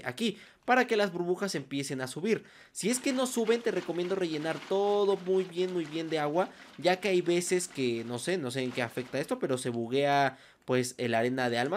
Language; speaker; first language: Spanish; native; Spanish